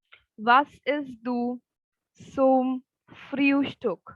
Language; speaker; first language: German; non-native, fluent; Hindi